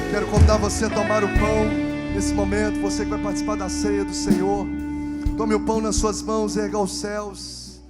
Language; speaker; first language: Portuguese; native; Portuguese